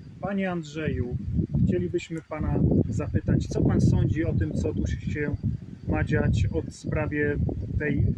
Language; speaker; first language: Polish; native; Polish